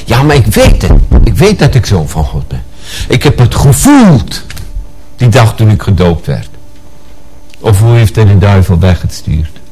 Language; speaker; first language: Dutch; non-native, fluent; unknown